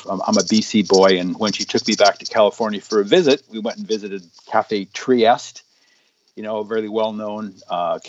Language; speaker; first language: English; native; English